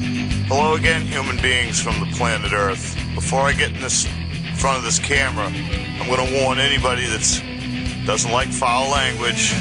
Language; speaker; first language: English; native; English